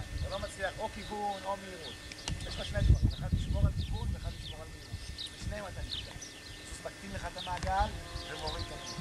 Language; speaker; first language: Hebrew; native; Hebrew